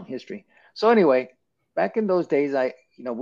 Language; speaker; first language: English; native; English